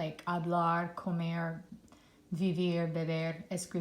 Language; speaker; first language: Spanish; non-native, fluent; English